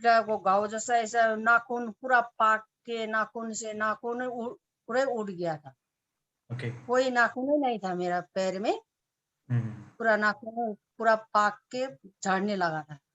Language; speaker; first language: Hindi; non-native, local second language; Nepali